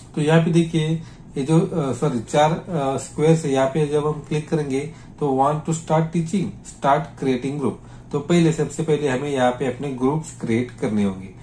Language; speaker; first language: Hindi; non-native, local second language; Marathi